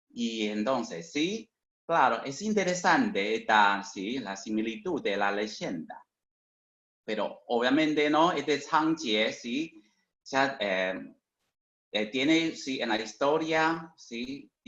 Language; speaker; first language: Spanish; non-native, fluent; Chinese